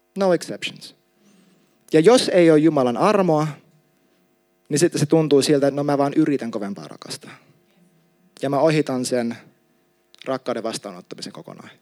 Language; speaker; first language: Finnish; native; Finnish